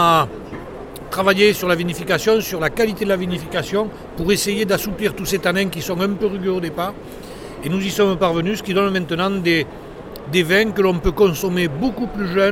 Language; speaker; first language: French; native; French